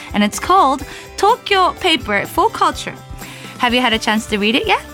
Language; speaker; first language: English; non-native, fluent; Japanese